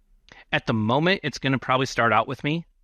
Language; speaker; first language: English; native; English